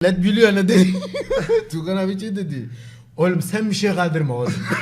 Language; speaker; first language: Turkish; non-native, fluent; Akan